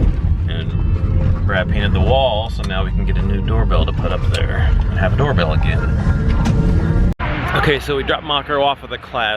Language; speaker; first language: English; native; English